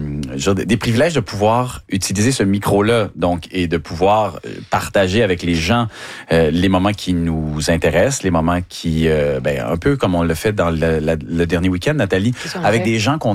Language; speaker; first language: French; native; French